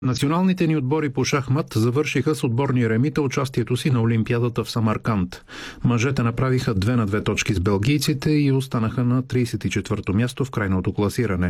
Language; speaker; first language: Bulgarian; native; Bulgarian